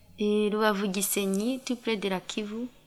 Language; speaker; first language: French; non-native, learner; Kinyarwanda